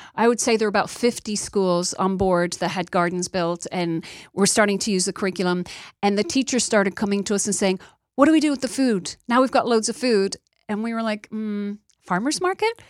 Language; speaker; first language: English; native; English